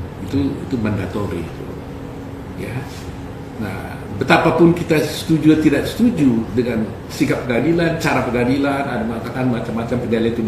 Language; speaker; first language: Indonesian; native; Indonesian